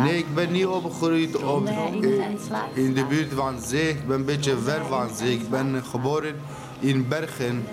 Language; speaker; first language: Dutch; non-native, learner; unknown